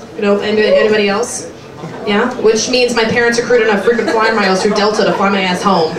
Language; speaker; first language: English; native; English